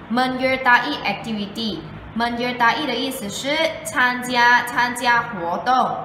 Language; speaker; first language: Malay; non-native, local second language; Chinese